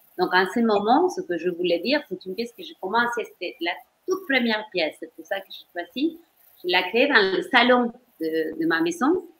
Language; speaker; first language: French; non-native, fluent; Spanish